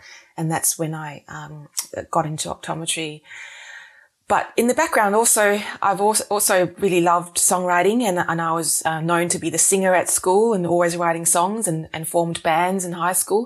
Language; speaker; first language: English; native; English